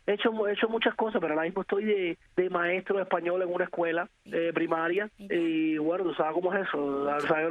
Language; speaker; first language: Spanish; native; Spanish